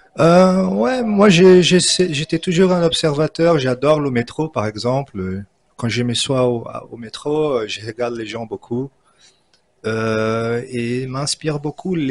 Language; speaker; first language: French; non-native, fluent; Portuguese